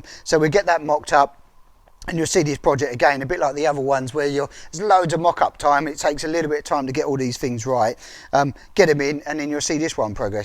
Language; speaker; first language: English; native; English